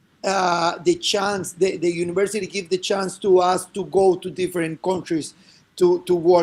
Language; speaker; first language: English; non-native, fluent; Spanish